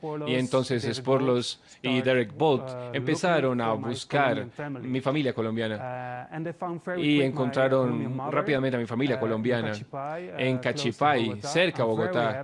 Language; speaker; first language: Spanish; non-native, fluent; Dutch